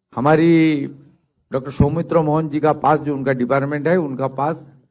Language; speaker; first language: Hindi; non-native, local second language; Bangla